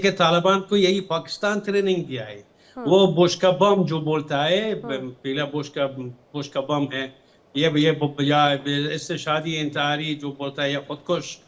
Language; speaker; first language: Hindi; non-native, fluent; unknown